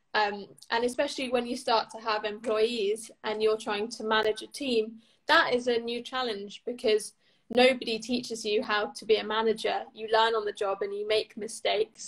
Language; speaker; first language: English; native; English